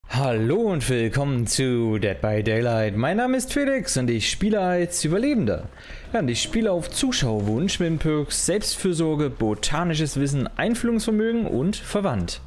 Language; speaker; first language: German; native; German